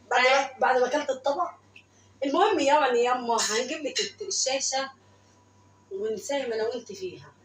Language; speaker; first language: Arabic; native; Arabic